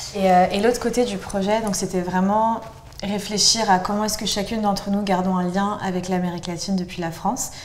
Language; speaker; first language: French; early bilingual, other home language; Spanish